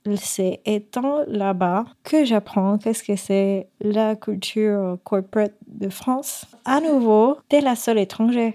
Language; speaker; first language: French; non-native, fluent; Spanish